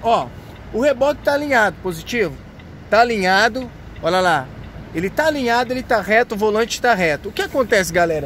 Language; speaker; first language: Portuguese; native; Portuguese